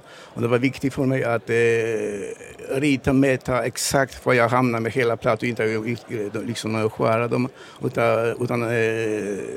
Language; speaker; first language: Swedish; non-native, fluent; Polish